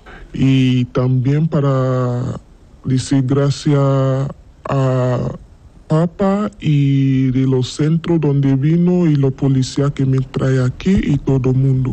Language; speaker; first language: Spanish; non-native, learner; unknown